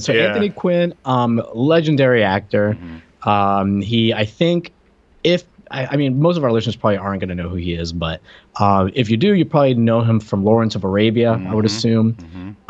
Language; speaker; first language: English; non-native, fluent; Spanish